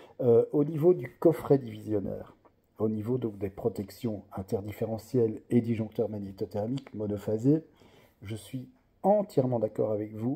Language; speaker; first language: French; native; French